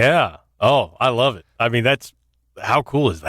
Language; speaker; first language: English; native; English